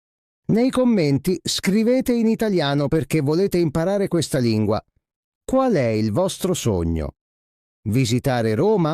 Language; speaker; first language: Italian; non-native, fluent; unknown